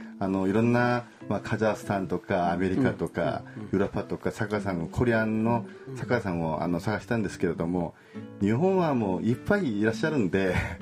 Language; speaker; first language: Japanese; non-native, fluent; Korean